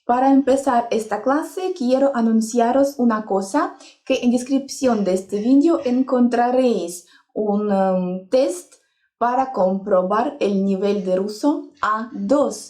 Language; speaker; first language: Spanish; non-native, fluent; Russian